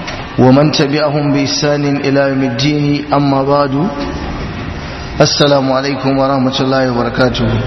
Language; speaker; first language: Arabic; non-native, fluent; Hausa